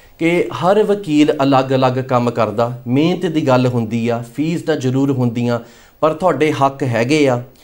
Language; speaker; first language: Punjabi; early bilingual, heritage; Punjabi